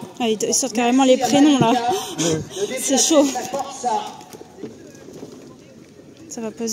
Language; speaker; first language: French; native; French